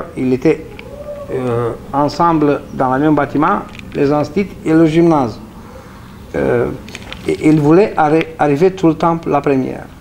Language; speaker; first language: French; non-native, fluent; Romanian